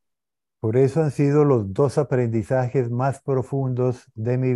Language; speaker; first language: Spanish; native; Spanish